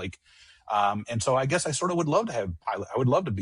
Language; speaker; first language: English; native; English